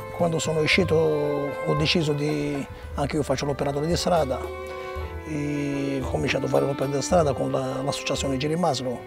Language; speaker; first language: Italian; non-native, fluent; Arabic